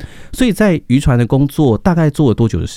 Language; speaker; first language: Chinese; native; Chinese